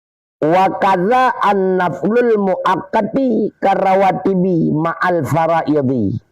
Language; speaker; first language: Arabic; non-native, fluent; Achinese